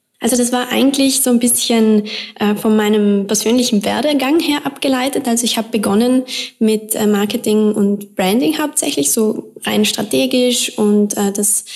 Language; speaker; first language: German; native; German